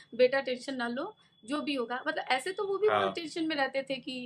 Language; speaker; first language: Hindi; native; Hindi